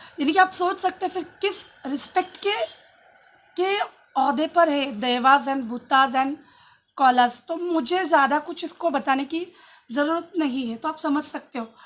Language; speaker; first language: Hindi; non-native, local second language; Tulu